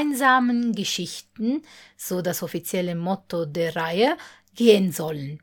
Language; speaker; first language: German; non-native, fluent; Italian